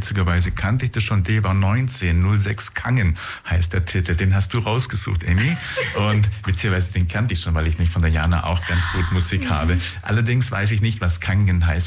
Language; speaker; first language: German; native; German